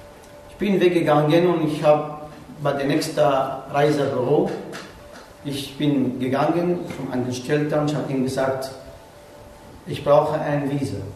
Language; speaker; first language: German; non-native, learner; Arabic